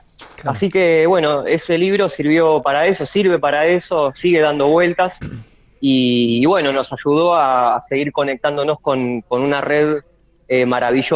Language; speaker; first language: Spanish; native; Spanish